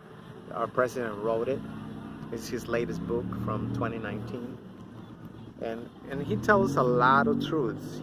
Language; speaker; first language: English; non-native, fluent; Spanish